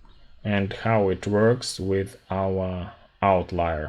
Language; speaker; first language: English; non-native, fluent; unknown